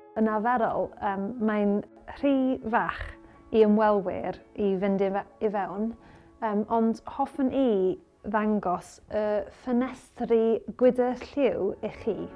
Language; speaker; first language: Welsh; non-native, learner; English